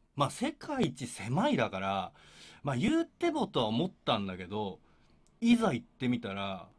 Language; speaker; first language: Japanese; native; Japanese